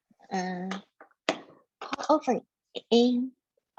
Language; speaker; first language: English; non-native, learner; Chinese